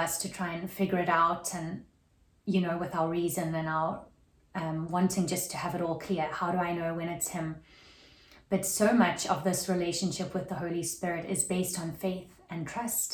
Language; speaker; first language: English; native; English